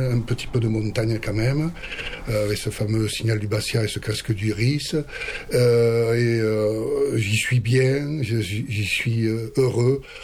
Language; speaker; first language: French; native; French